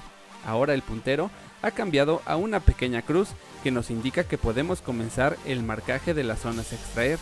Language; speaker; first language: Spanish; native; Spanish